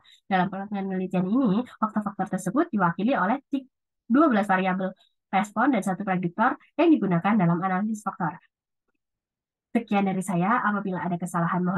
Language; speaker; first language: Indonesian; native; Indonesian